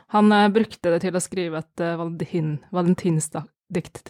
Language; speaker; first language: Norwegian; non-native, fluent; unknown